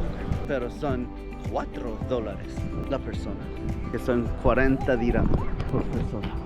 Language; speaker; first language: Spanish; non-native, fluent; English